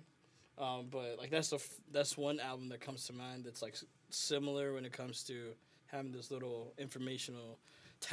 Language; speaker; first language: English; early bilingual, other home language; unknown